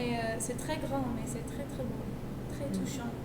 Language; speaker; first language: French; non-native, learner; English